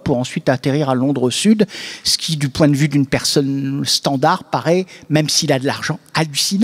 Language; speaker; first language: French; native; French